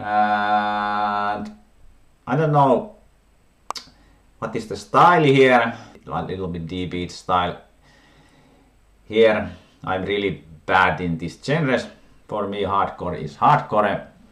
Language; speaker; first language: English; non-native, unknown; Finnish